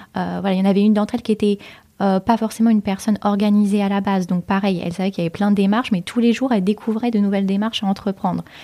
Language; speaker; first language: French; native; French